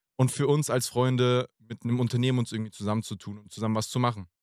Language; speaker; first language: German; native; German